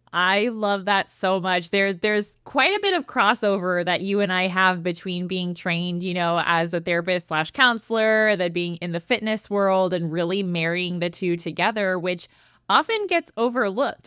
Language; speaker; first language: English; native; English